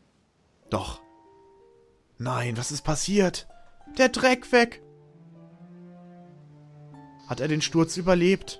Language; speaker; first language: German; native; German